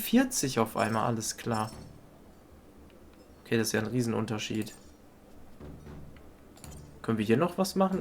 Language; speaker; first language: German; native; German